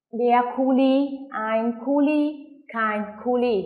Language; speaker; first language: German; non-native, fluent; Vietnamese